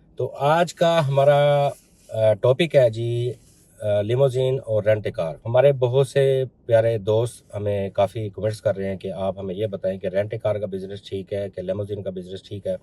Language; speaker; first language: Urdu; non-native, local second language; Punjabi